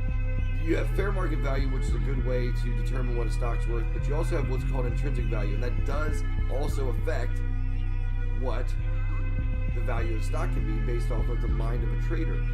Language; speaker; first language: English; native; English